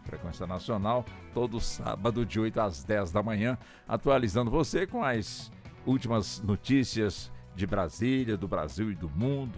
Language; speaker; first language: Portuguese; native; Portuguese